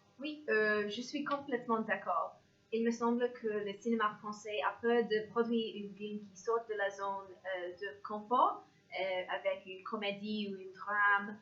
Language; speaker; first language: French; non-native, learner; English